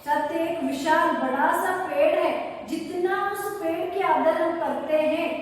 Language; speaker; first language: Hindi; non-native, local second language; Kannada